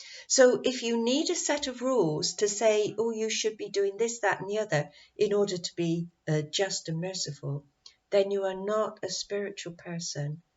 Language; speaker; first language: English; native; English